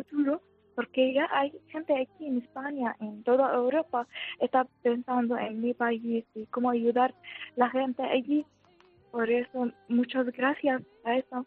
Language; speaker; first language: Spanish; non-native, fluent; Arabic